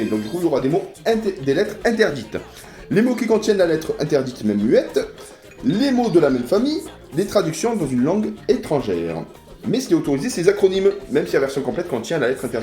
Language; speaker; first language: French; native; French